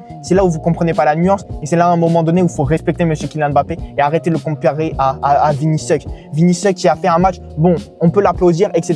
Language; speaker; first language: French; native; French